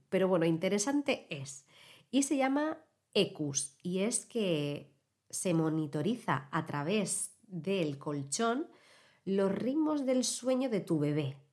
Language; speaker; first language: Spanish; native; Spanish